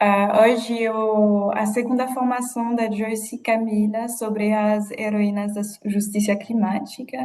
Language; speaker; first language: Portuguese; non-native, fluent; French